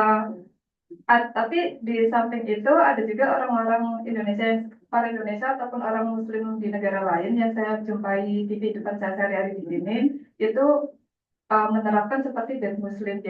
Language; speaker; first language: Indonesian; native; Indonesian